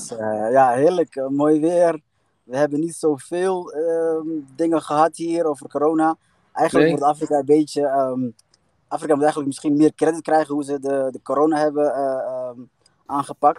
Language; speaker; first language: Dutch; early bilingual, other home language; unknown